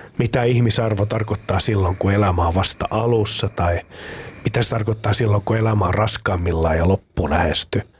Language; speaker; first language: Finnish; native; Finnish